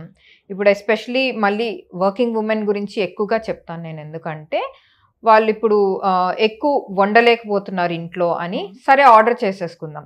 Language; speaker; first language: Telugu; native; Telugu